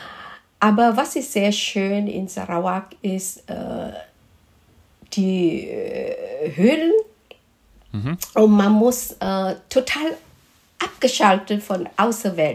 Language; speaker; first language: German; non-native, fluent; Malay